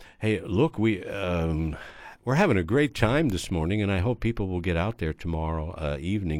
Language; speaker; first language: English; native; English